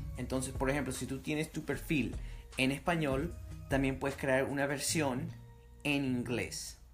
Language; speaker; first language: Spanish; early bilingual, heritage; Spanish